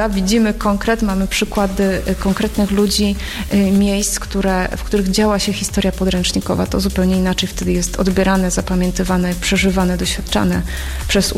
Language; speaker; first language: Polish; native; Polish